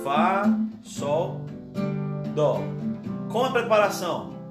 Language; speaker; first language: Portuguese; native; Portuguese